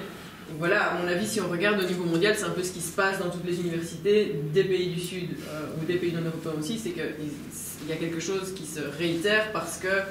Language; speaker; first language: French; native; French